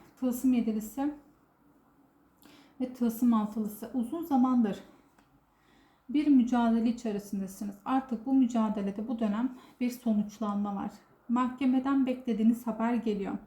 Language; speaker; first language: Turkish; native; Turkish